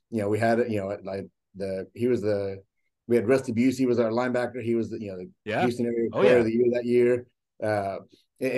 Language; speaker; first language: English; early bilingual, other home language; Spanish